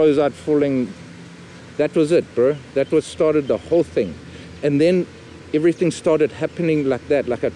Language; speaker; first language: English; native; English